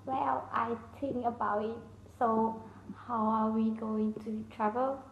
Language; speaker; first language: English; non-native, learner; Vietnamese